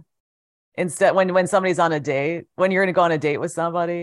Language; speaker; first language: English; native; English